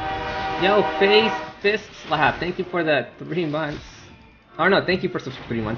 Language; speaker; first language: English; native; English